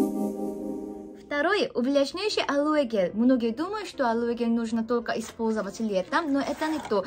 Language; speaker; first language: Russian; non-native, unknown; Korean